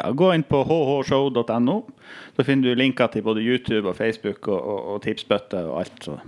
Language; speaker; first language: Norwegian; native; Norwegian